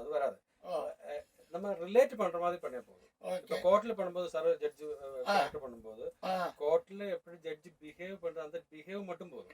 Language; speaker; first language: Tamil; non-native, learner; Malayalam